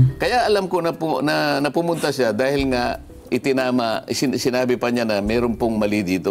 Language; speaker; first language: Filipino; non-native, local second language; Masbatenyo